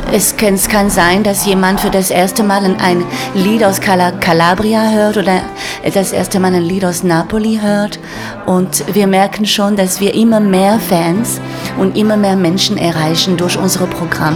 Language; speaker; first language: German; non-native, fluent; French